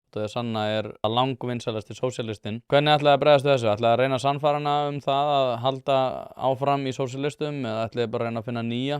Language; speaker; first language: Icelandic; native; Icelandic